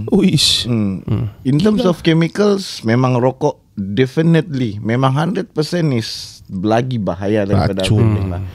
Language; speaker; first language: Malay; native; Malay